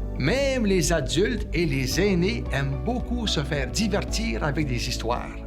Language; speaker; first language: French; native; French